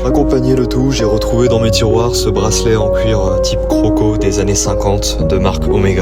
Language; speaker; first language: French; native; French